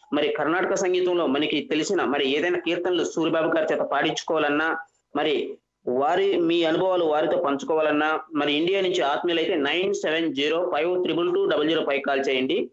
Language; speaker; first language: Telugu; native; Telugu